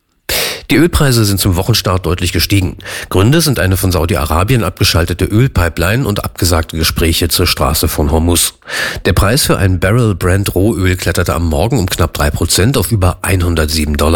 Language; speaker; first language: German; native; German